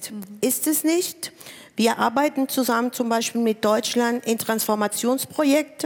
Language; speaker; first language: German; non-native, fluent; Spanish